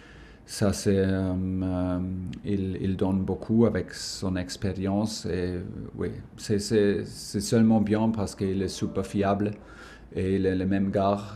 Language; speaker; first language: French; non-native, learner; German